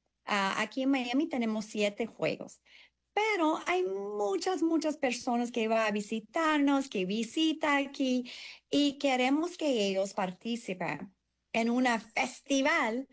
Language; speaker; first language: Spanish; non-native, fluent; English